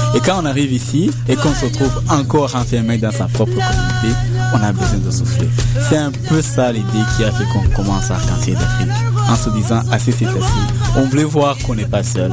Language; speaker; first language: French; non-native, local second language; Kinyarwanda